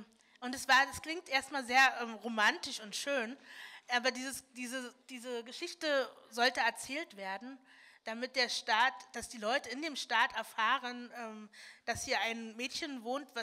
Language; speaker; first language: German; early bilingual, other home language; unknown